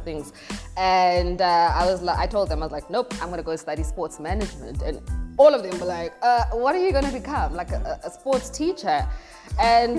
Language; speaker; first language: English; non-native, local second language; Zulu